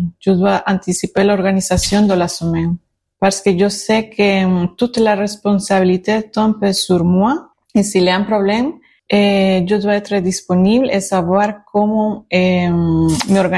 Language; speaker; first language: French; non-native, learner; Spanish